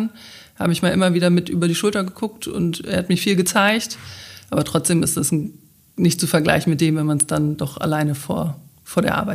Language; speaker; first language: German; native; German